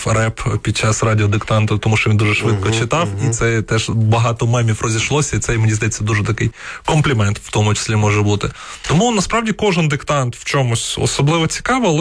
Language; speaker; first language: Ukrainian; non-native, local second language; Russian